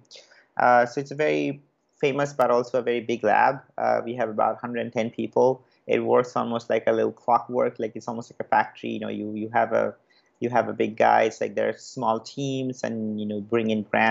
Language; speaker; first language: English; non-native, local second language; Bangla